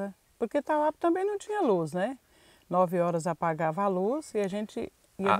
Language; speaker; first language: Portuguese; native; Portuguese